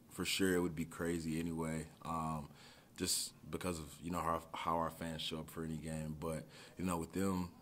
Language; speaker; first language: English; native; English